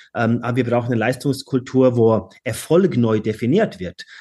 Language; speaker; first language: German; non-native, fluent; Norwegian